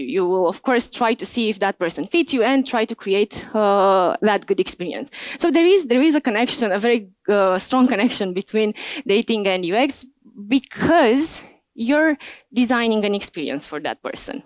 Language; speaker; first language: English; non-native, fluent; Romanian